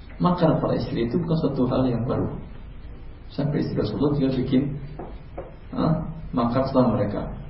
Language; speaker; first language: Indonesian; non-native, local second language; Minangkabau